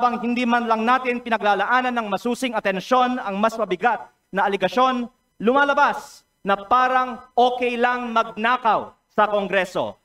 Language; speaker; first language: Filipino; native; Filipino